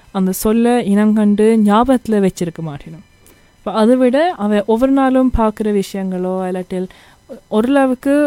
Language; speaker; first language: Tamil; early bilingual, heritage; Tamil